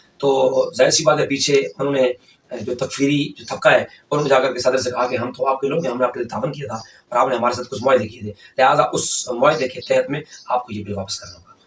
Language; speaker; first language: Urdu; non-native, local second language; Northern Hindko